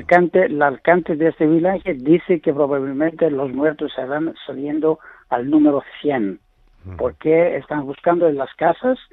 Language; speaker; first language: Spanish; non-native, learner; Greek